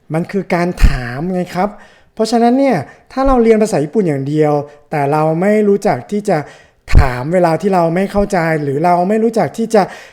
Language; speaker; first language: Thai; native; Thai